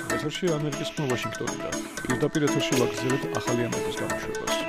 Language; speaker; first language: Georgian; native; Georgian